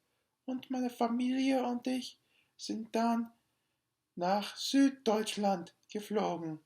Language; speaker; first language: German; non-native, learner; English